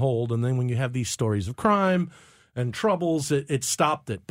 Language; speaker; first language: English; native; English